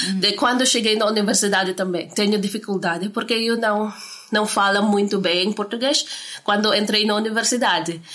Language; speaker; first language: Portuguese; non-native, learner; Filipino